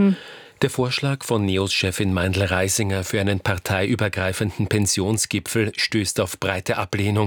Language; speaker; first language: German; native; German